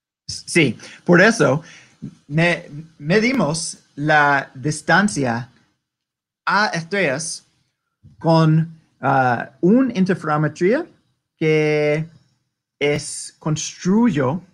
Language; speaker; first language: Spanish; non-native, learner; English